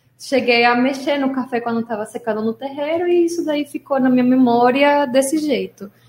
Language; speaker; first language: Portuguese; non-native, fluent; Spanish